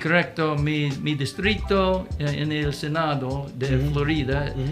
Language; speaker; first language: Spanish; non-native, learner; English